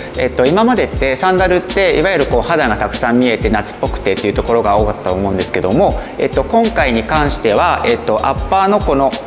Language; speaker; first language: Japanese; native; Japanese